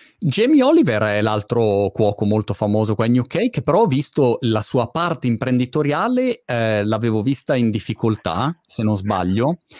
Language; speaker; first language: Italian; native; Italian